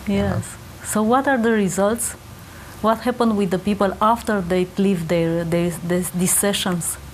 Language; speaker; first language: English; non-native, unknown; Romanian